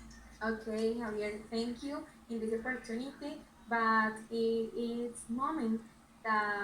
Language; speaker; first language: English; non-native, learner; Spanish